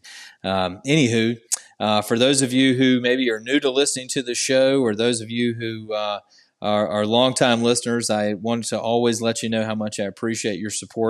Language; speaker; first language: English; native; English